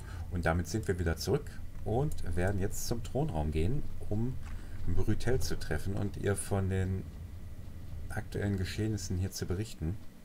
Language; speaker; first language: German; native; German